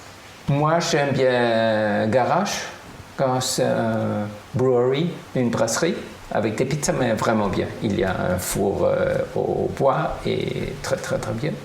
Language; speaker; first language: French; non-native, fluent; German